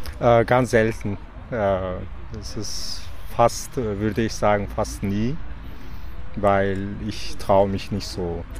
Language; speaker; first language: German; non-native, learner; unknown